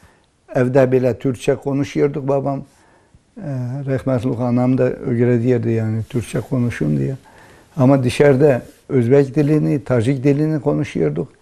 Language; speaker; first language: Turkish; early bilingual, heritage; Turkish